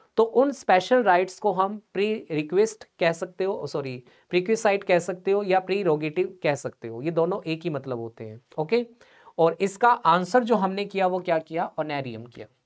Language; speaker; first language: Hindi; non-native, local second language; Punjabi